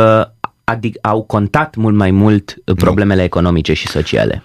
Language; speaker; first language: Romanian; native; Romanian